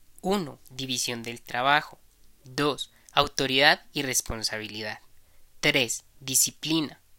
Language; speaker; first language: Spanish; native; Spanish